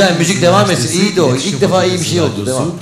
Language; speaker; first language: Turkish; native; Turkish